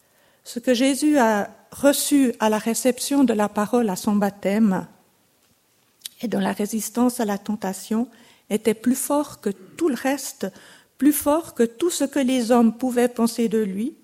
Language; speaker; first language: French; native; French